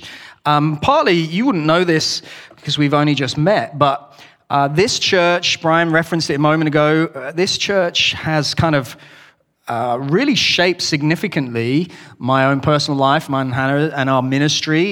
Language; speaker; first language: English; native; English